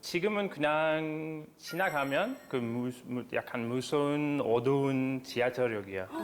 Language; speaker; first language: Korean; non-native, fluent; Norwegian